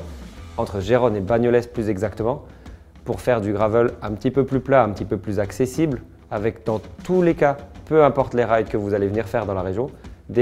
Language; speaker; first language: French; native; French